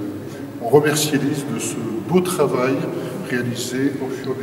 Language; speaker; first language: French; native; French